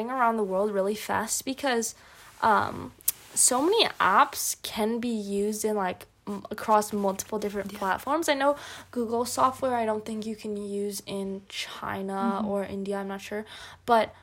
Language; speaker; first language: English; native; English